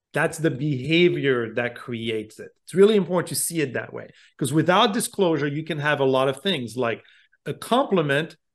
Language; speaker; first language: English; non-native, fluent; French